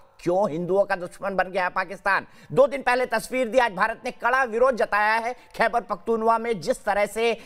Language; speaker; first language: Hindi; native; Hindi